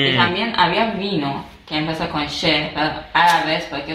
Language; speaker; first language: Spanish; non-native, learner; Persian